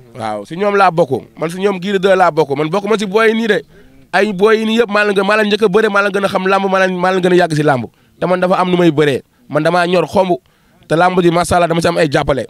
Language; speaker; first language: Wolof; non-native, local second language; Fula